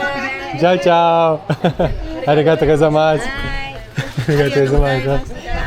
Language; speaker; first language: Japanese; non-native, learner; Lithuanian